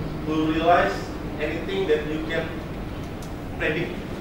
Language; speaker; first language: English; non-native, learner; Indonesian